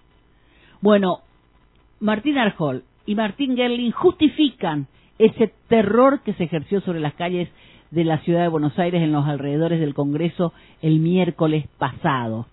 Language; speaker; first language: Spanish; native; Spanish